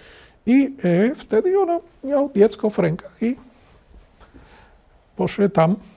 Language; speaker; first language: Polish; non-native, learner; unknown